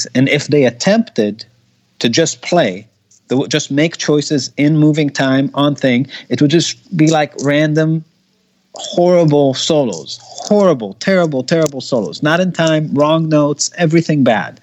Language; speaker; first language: English; non-native, fluent; Hebrew